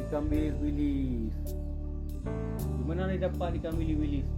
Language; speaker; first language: Indonesian; non-native, local second language; Achinese